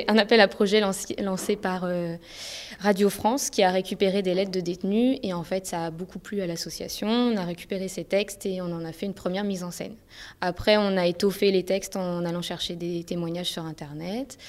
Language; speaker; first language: French; native; French